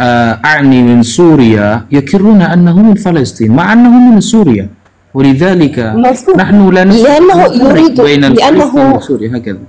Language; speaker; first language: Arabic; non-native, learner; Indonesian